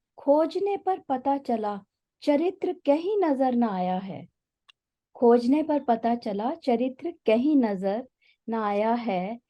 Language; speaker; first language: Hindi; native; Hindi